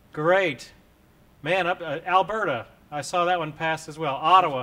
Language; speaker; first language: English; native; English